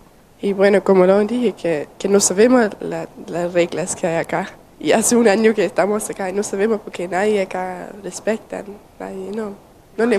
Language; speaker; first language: Spanish; non-native, learner; Danish